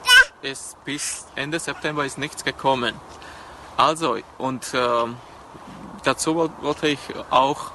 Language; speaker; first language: German; non-native, learner; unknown